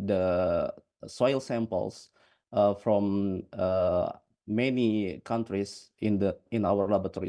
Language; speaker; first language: English; non-native, fluent; Indonesian